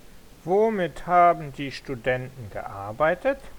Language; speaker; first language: German; non-native, learner; Spanish